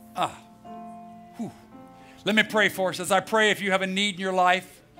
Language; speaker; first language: English; native; English